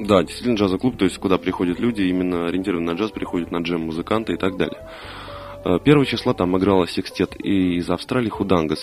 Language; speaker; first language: Russian; native; Russian